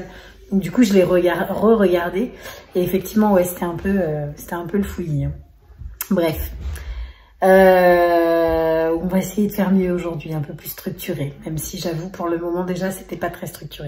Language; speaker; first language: French; native; French